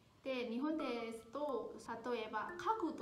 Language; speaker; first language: Japanese; non-native, fluent; Burmese